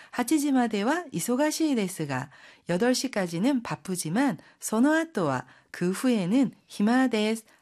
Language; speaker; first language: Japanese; non-native, fluent; Korean